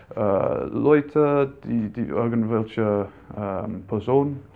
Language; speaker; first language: German; non-native, fluent; English